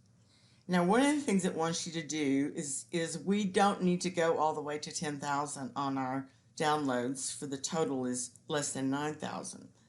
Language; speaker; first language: English; native; English